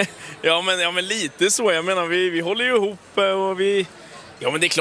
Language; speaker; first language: Swedish; native; Swedish